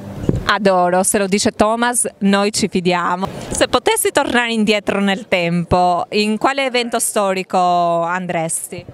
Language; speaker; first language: Italian; native; Italian